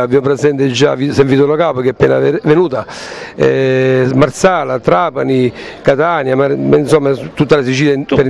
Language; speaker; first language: Italian; native; Italian